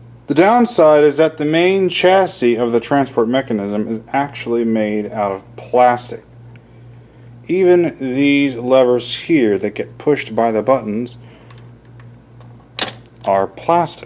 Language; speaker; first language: English; native; English